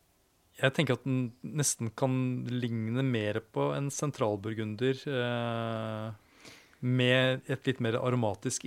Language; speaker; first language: Norwegian; native; Norwegian